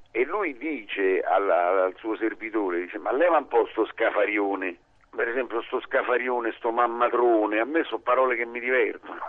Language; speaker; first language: Italian; native; Italian